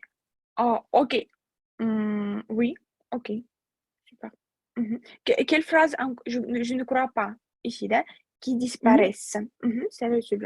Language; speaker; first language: French; non-native, fluent; Russian